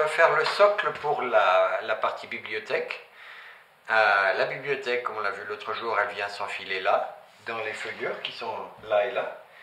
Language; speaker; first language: French; native; French